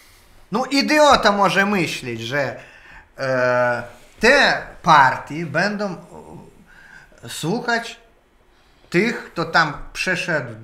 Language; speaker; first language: Polish; non-native, learner; Russian